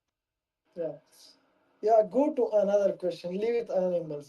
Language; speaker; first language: English; non-native, learner; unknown